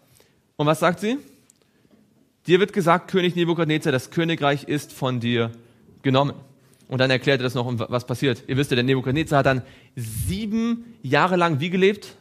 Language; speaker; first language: German; native; German